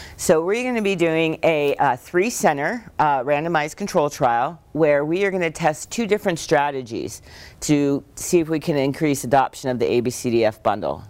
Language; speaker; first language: English; native; English